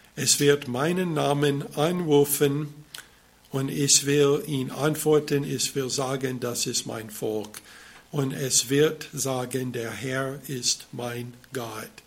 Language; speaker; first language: German; non-native, fluent; English